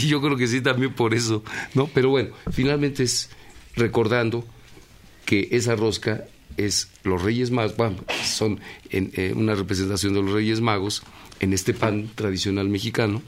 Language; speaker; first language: Spanish; native; Spanish